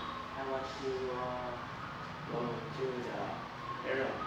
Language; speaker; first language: English; non-native, learner; Vietnamese